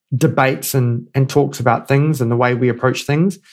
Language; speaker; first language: English; native; English